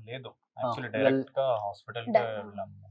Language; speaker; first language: Telugu; non-native, local second language; Kannada